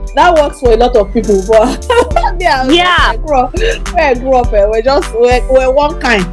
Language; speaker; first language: English; non-native, local second language; Yoruba